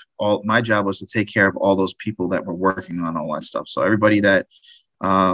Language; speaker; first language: English; native; English